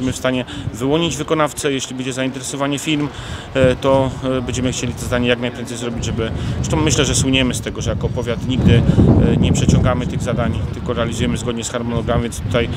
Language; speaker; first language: Polish; native; Polish